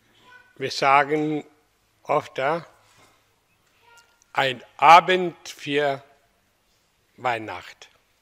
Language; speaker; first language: German; non-native, learner; Hindi